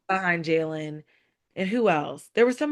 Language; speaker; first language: English; native; English